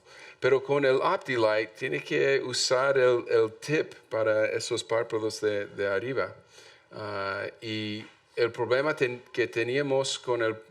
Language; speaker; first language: Spanish; non-native, learner; English